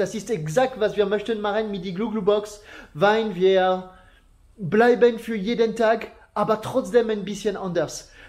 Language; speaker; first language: German; non-native, learner; French